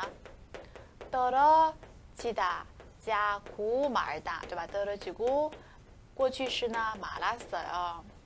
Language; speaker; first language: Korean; non-native, fluent; Chinese